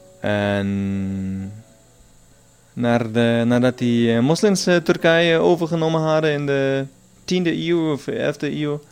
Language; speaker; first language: Dutch; non-native, learner; German